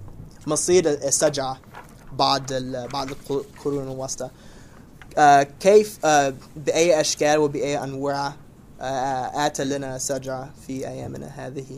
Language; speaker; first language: Arabic; non-native, fluent; English